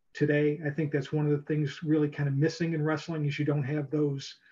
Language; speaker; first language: English; native; English